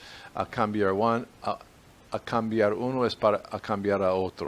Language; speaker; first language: Spanish; non-native, fluent; English